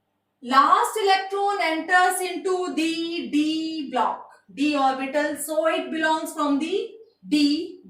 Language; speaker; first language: Hindi; native; Hindi